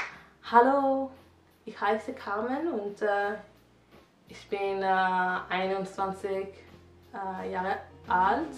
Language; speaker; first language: German; non-native, learner; French